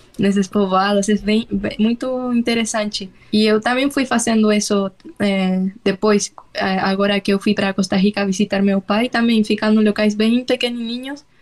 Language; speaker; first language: Portuguese; non-native, fluent; Spanish